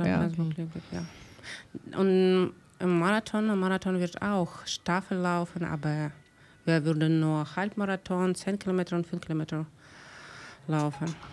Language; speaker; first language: German; non-native, learner; Ukrainian